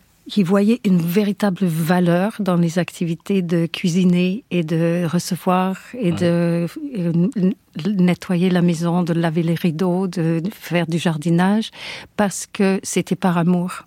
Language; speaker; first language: French; non-native, fluent; English